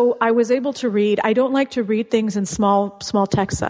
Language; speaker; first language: English; early bilingual, other home language; Russian